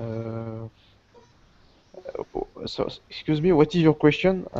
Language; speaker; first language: English; non-native, learner; Portuguese